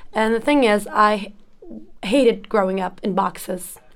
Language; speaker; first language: English; non-native, fluent; Turkish